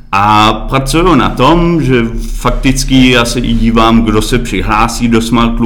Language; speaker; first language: Czech; early bilingual, heritage; Czech